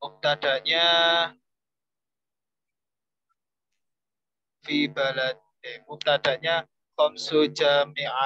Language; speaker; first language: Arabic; non-native, learner; Indonesian